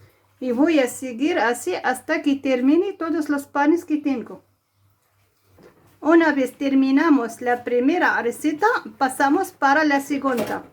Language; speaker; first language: Spanish; non-native, fluent; Arabic